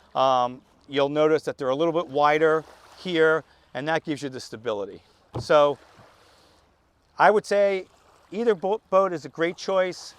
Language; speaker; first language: English; native; English